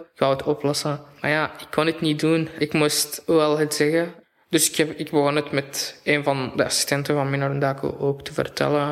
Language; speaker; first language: Dutch; non-native, fluent; Arabic